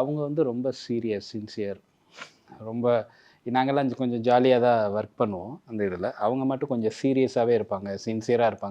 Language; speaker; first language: Tamil; native; Tamil